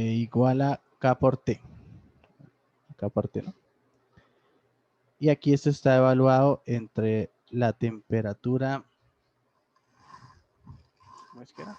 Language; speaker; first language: Spanish; native; Spanish